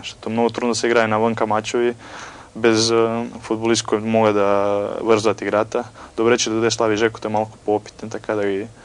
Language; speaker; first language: Bulgarian; non-native, fluent; Croatian